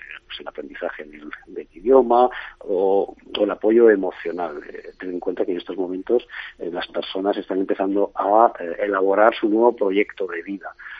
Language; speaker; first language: Spanish; native; Spanish